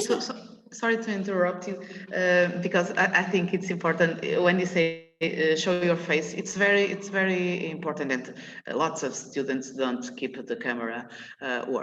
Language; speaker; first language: English; non-native, learner; Portuguese